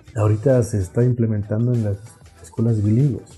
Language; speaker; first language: Spanish; non-native, local second language; Zapotec